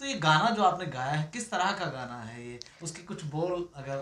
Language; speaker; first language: Hindi; native; Hindi